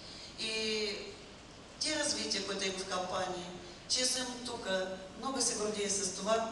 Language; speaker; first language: Bulgarian; non-native, learner; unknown